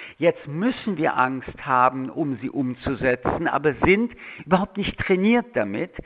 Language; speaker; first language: German; early bilingual, other home language; French